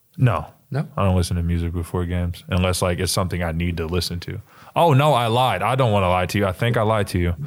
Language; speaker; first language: English; native; English